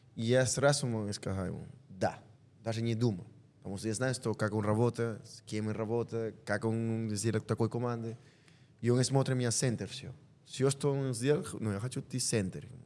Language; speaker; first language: Russian; non-native, learner; Spanish